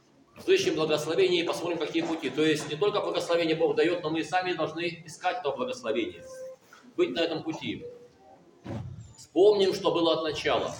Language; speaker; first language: Russian; native; Russian